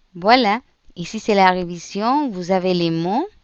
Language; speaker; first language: French; non-native, fluent; Spanish